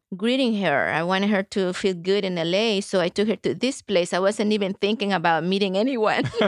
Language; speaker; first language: English; early bilingual, other home language; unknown